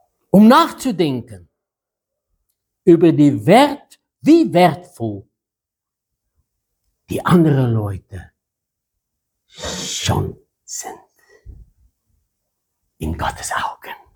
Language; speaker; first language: German; non-native, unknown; Afrikaans